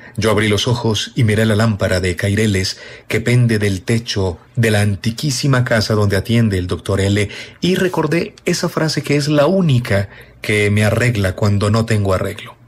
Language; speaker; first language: Spanish; native; Spanish